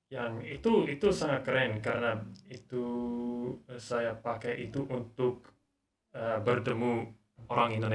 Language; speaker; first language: Indonesian; non-native, learner; English